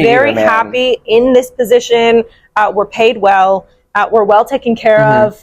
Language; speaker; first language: English; native; English